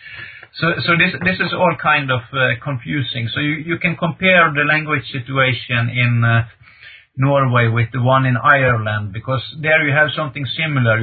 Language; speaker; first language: English; non-native, fluent; Norwegian